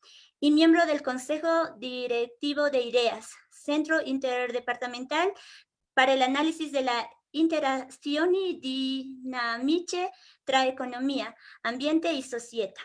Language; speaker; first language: Spanish; native; Spanish